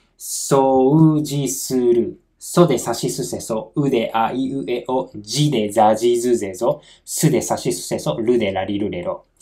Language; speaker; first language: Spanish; non-native, fluent; Japanese